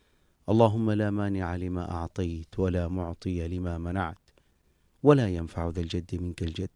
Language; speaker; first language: Arabic; native; Arabic